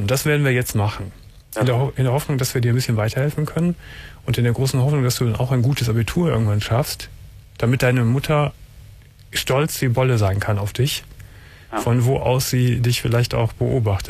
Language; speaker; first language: German; native; German